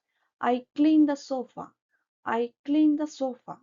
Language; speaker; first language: English; non-native, local second language; Kannada